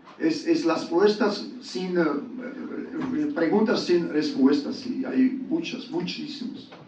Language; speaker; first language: Spanish; non-native, learner; Georgian